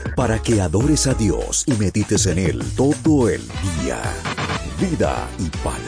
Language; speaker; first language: Spanish; native; Spanish